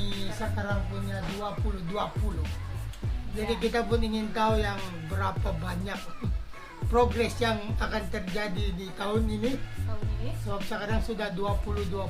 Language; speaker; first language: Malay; non-native, learner; Filipino